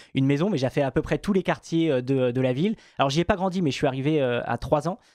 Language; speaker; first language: French; native; French